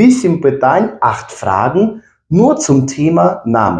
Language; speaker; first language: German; non-native, fluent; Ukrainian